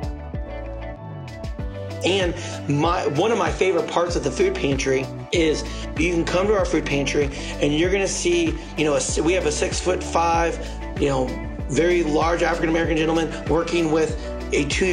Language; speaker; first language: English; native; English